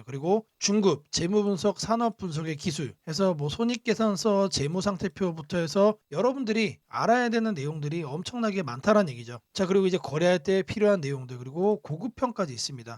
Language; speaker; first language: Korean; native; Korean